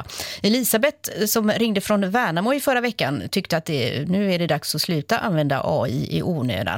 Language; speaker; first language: Swedish; native; Swedish